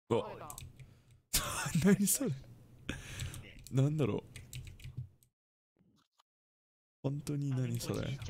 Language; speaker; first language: Japanese; non-native, learner; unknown